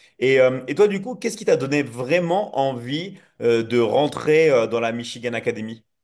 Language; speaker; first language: French; native; French